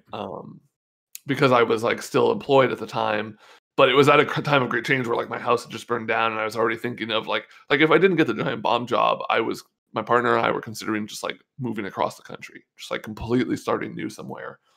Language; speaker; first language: English; native; English